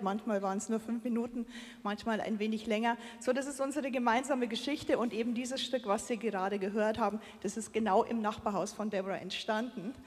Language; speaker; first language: German; native; German